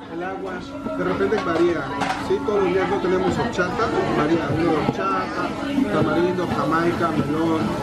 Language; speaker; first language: Spanish; native; Spanish